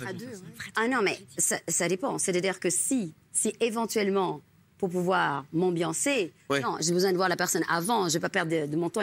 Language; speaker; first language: French; non-native, fluent; English